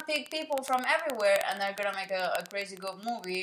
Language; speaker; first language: English; non-native, fluent; Spanish